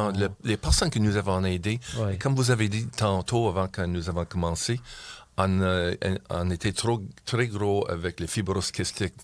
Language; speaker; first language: French; non-native, local second language; English